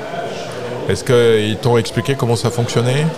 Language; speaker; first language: French; native; French